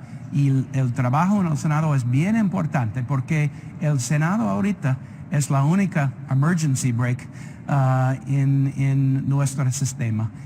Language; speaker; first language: Spanish; non-native, fluent; English